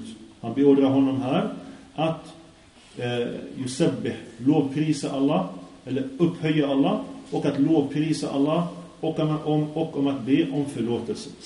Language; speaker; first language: Swedish; early bilingual, other home language; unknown